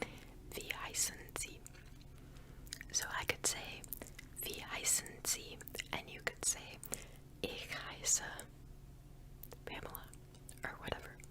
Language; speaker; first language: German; non-native, learner; English